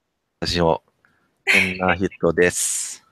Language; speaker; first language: Japanese; non-native, learner; English